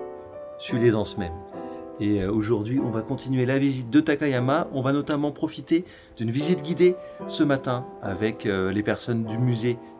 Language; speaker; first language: French; native; French